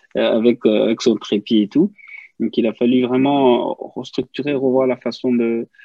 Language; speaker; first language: French; non-native, local second language; Kinyarwanda